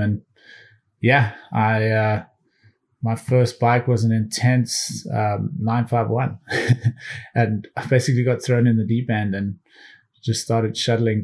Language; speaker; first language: English; native; English